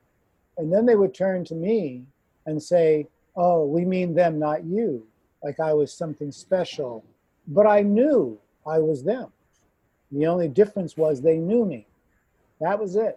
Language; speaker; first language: English; native; English